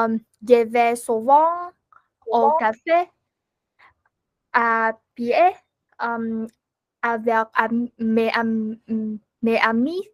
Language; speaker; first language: French; non-native, learner; Vietnamese